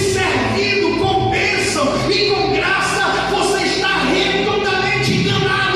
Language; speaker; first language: Portuguese; native; Portuguese